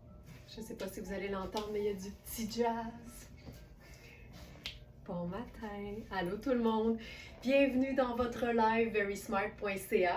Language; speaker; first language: French; native; French